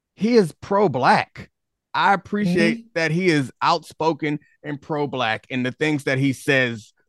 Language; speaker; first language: English; native; English